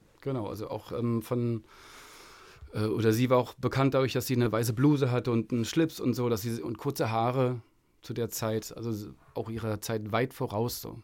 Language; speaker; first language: German; native; German